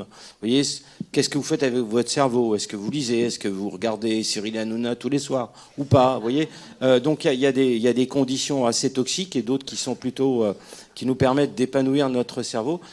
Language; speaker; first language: French; native; French